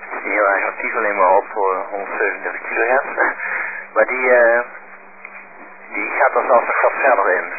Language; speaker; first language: Dutch; native; Dutch